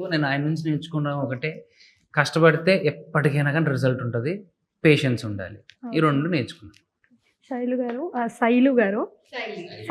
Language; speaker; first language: Telugu; native; Telugu